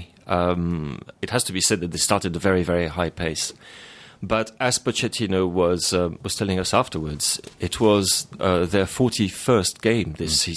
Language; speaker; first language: English; non-native, fluent; French